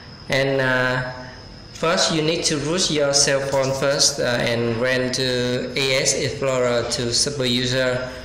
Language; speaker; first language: English; non-native, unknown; Vietnamese